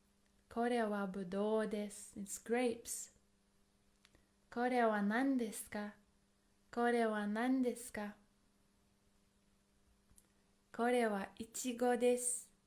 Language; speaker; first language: Japanese; non-native, fluent; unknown